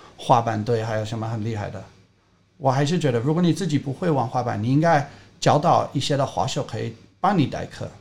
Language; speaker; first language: Chinese; non-native, fluent; English